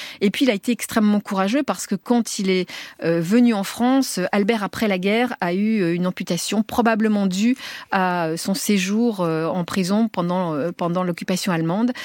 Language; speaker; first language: French; early bilingual, other home language; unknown